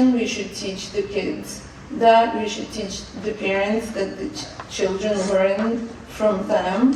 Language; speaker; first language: English; non-native, fluent; Russian